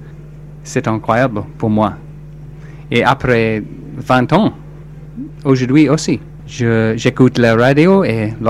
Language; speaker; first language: French; non-native, learner; English